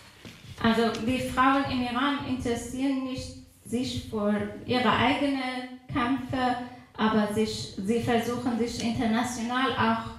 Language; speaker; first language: German; non-native, fluent; Persian